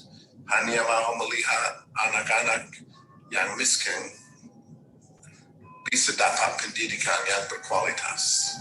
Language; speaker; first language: Indonesian; non-native, fluent; English